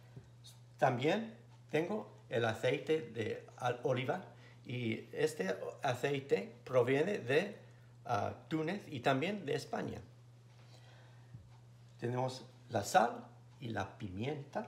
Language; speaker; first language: Spanish; non-native, fluent; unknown